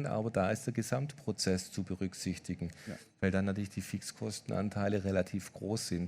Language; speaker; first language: German; native; German